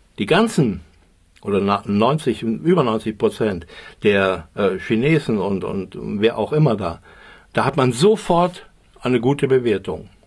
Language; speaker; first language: German; native; German